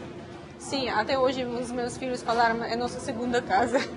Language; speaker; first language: Portuguese; non-native, fluent; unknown